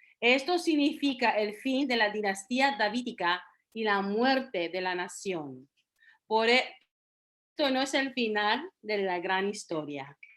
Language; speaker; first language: Spanish; early bilingual, heritage; Spanish